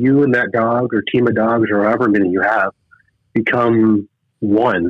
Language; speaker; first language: English; native; English